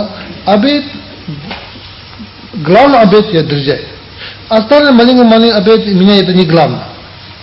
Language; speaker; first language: Russian; non-native, learner; Tibetan